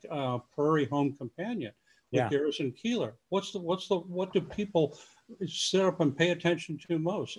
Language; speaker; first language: English; native; English